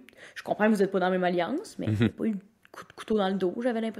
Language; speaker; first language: French; native; French